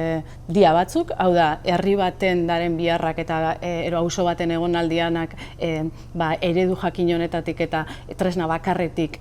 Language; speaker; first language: Basque; native; Basque